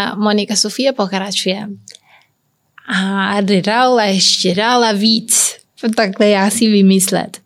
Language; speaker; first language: Czech; non-native, learner; Kabuverdianu